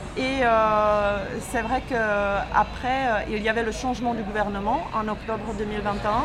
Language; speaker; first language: French; non-native, fluent; Czech